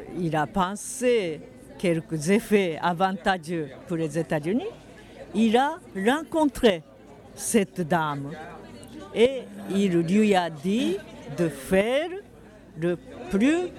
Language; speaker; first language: French; non-native, fluent; Japanese